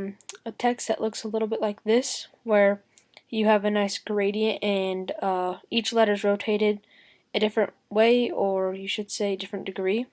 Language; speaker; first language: English; native; English